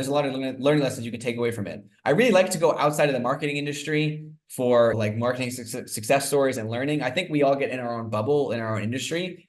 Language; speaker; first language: English; native; English